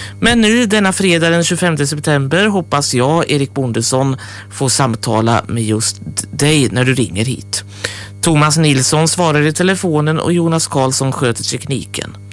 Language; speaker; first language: Swedish; native; Swedish